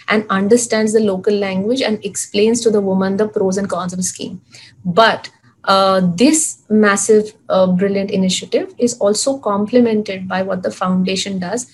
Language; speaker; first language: English; non-native, local second language; Hindi